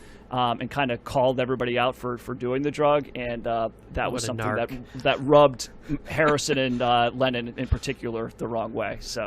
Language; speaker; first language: English; native; English